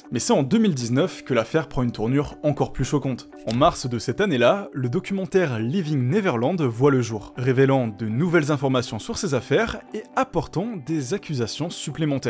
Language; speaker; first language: French; native; French